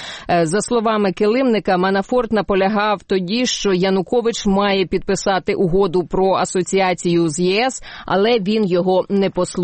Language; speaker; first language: Ukrainian; native; Ukrainian